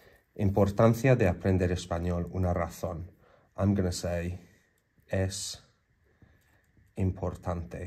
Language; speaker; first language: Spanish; non-native, learner; English